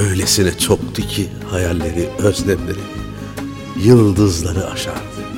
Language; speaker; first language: Turkish; native; Turkish